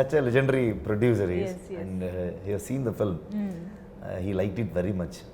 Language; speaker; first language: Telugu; non-native, learner; Kannada